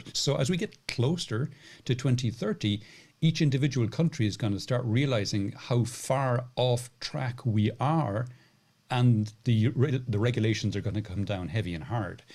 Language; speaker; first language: English; native; English